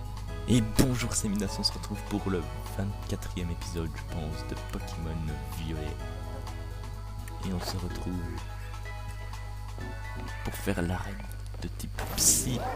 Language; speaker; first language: French; native; French